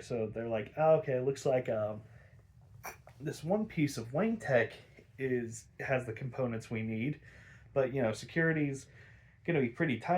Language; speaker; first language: English; native; English